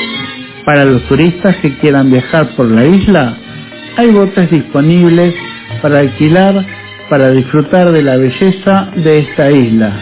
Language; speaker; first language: Spanish; non-native, fluent; Indonesian